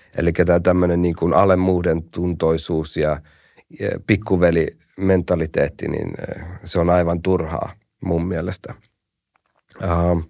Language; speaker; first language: Finnish; early bilingual, heritage; Finnish